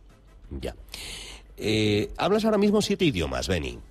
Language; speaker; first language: Spanish; native; Spanish